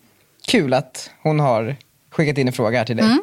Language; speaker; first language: Swedish; native; Swedish